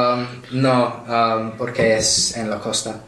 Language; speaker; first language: Spanish; non-native, learner; English